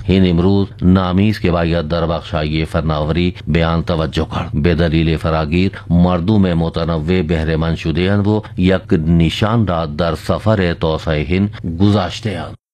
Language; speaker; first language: Persian; non-native, fluent; Urdu